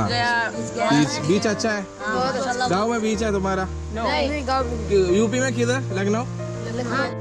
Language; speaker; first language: Hindi; non-native, local second language; Malayalam